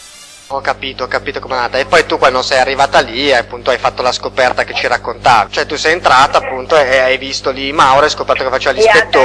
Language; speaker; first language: Italian; native; Italian